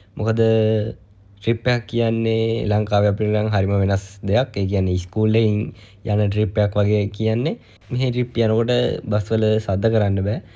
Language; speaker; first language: Sinhala; native; Sinhala